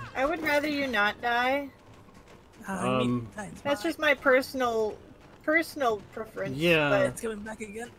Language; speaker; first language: English; native; English